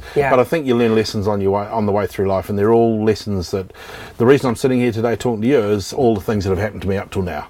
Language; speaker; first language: English; native; English